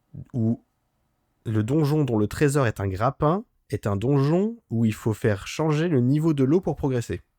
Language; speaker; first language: French; native; French